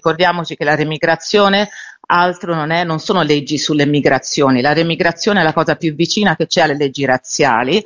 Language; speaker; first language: Italian; native; Italian